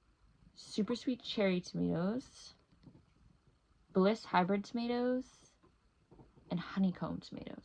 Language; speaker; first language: English; native; English